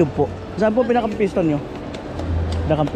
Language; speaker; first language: Filipino; native; Filipino